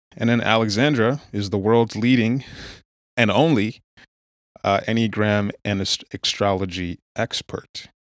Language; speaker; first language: English; non-native, local second language; Igbo